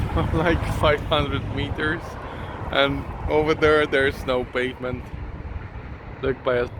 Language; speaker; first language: English; non-native, fluent; Polish